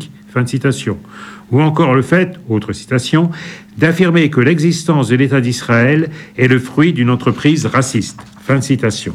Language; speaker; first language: French; native; French